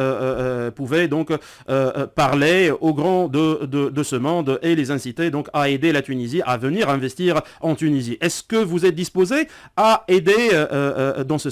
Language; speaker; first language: French; non-native, local second language; Arabic